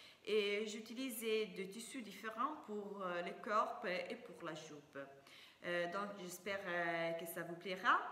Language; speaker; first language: French; non-native, fluent; Italian